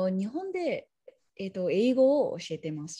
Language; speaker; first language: Japanese; non-native, learner; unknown